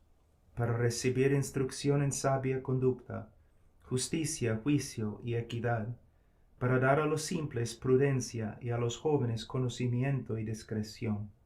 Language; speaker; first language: Spanish; non-native, fluent; English